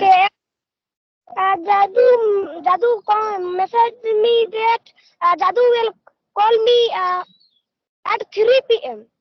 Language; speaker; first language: English; non-native, learner; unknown